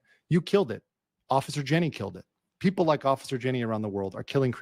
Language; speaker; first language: English; native; English